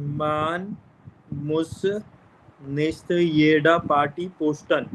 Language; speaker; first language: German; non-native, fluent; Hindi